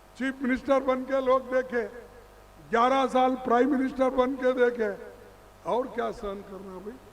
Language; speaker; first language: Hindi; non-native, local second language; Kannada